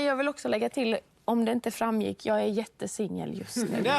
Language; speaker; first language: Swedish; native; Swedish